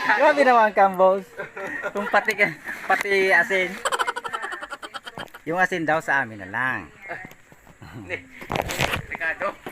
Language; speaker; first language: Filipino; non-native, local second language; Bikol